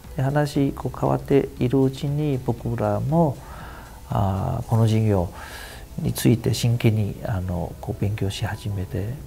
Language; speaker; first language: Japanese; non-native, fluent; Chinese